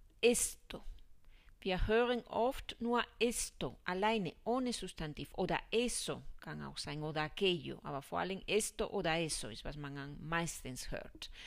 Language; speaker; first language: German; non-native, fluent; Spanish